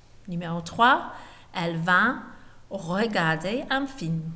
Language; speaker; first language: French; non-native, fluent; English